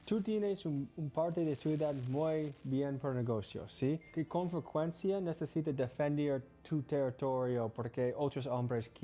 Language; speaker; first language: Spanish; non-native, learner; English